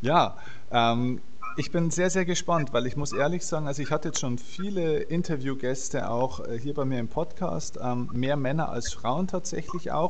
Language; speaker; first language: German; native; German